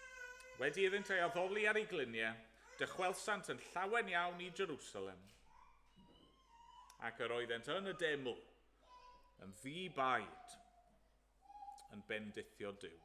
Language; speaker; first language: Welsh; native; Welsh